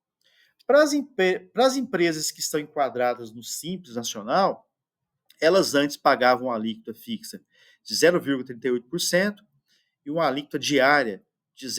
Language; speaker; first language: Portuguese; native; Portuguese